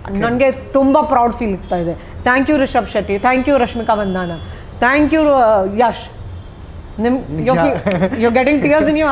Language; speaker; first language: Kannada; non-native, local second language; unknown